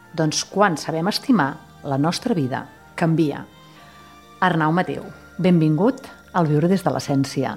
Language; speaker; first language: Catalan; native; Catalan